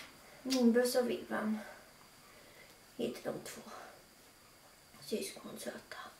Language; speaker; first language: Swedish; early bilingual, other home language; Latvian